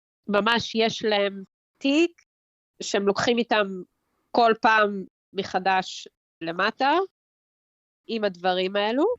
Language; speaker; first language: Hebrew; early bilingual, heritage; Hebrew